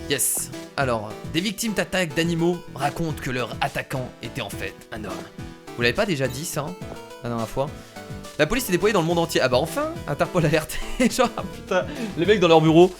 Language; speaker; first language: French; native; French